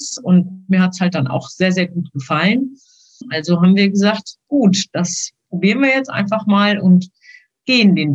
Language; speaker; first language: German; native; German